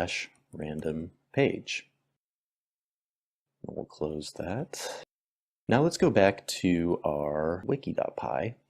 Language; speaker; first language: English; native; English